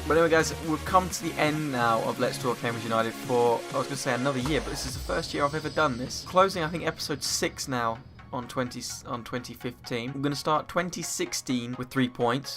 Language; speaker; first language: English; native; English